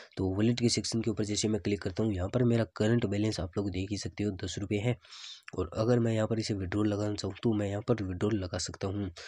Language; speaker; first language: Hindi; native; Hindi